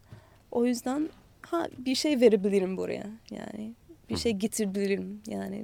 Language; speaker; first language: Turkish; non-native, learner; English